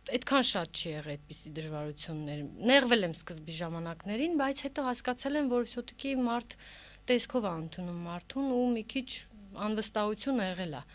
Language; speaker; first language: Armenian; early bilingual, heritage; Armenian